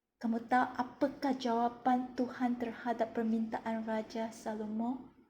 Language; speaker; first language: Malay; non-native, local second language; Chinese